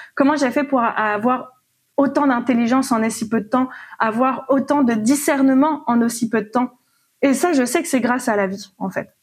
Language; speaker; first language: French; native; French